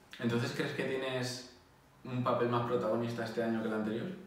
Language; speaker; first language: Spanish; native; Spanish